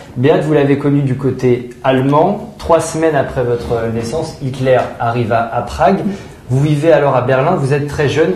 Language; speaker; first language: French; native; French